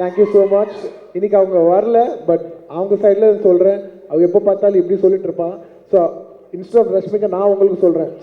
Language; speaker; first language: Tamil; non-native, local second language; Telugu